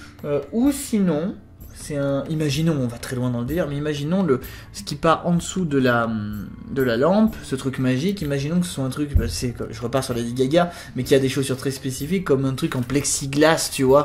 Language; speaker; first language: French; native; French